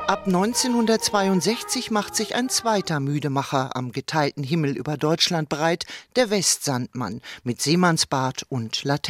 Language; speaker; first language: German; native; German